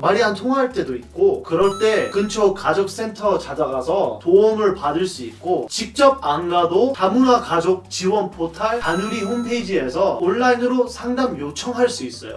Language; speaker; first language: Korean; non-native, fluent; English